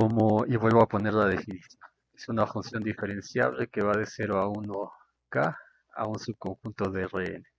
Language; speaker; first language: Spanish; native; Spanish